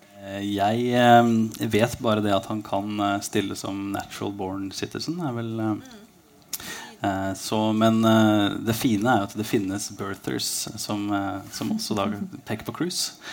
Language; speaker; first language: Norwegian; native; Norwegian